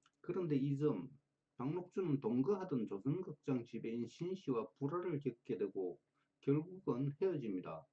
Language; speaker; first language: Korean; native; Korean